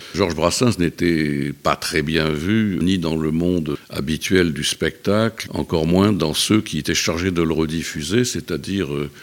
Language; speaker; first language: French; native; French